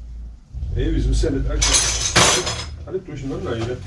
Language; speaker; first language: German; native; German